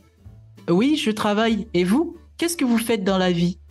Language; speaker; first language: French; non-native, fluent; Portuguese